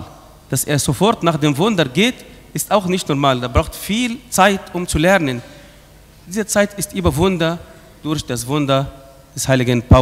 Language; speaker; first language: German; non-native, fluent; Arabic